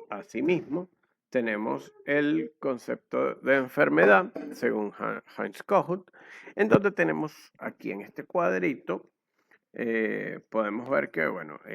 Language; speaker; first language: Spanish; native; Spanish